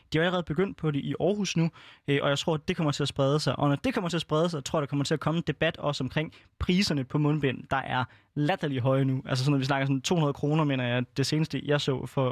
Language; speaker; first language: Danish; native; Danish